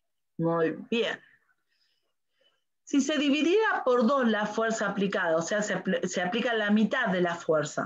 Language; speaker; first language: Spanish; native; Spanish